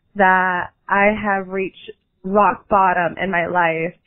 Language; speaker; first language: English; native; English